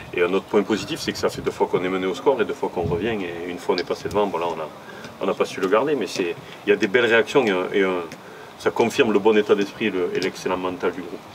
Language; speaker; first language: French; native; French